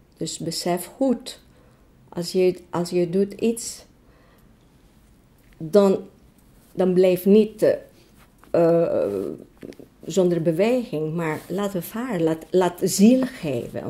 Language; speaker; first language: Dutch; non-native, fluent; Greek